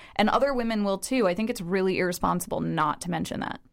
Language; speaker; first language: English; early bilingual, other home language; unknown